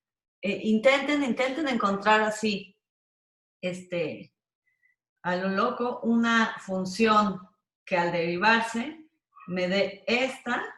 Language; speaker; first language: Spanish; native; Spanish